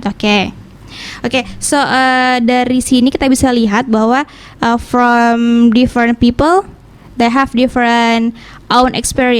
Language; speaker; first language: English; non-native, learner; Indonesian